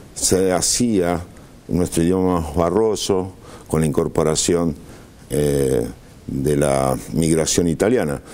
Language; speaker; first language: Spanish; native; Spanish